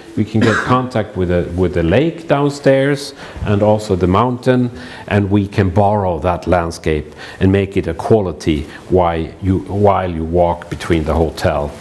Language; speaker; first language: English; non-native, fluent; Swedish